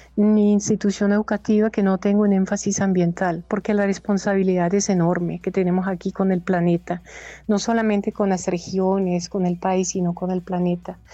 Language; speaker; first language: Spanish; non-native, fluent; German